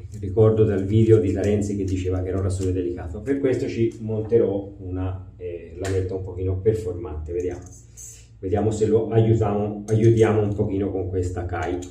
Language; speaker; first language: Italian; native; Italian